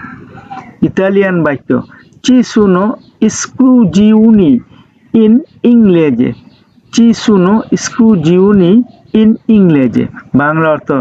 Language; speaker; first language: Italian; non-native, learner; Bangla